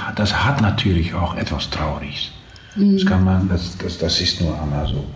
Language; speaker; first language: German; non-native, learner; Dutch